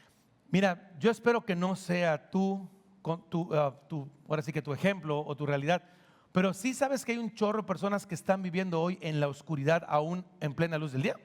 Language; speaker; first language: Spanish; native; Spanish